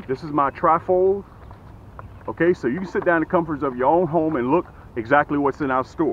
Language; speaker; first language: English; native; English